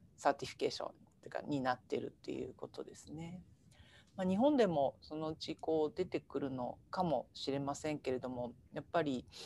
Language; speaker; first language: Japanese; native; Japanese